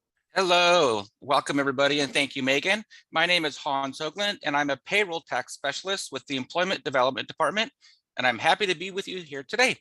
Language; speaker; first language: English; native; English